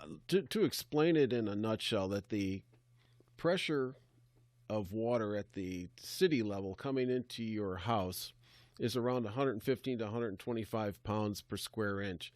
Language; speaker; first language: English; native; English